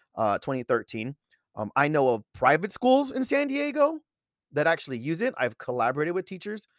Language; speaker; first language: English; native; English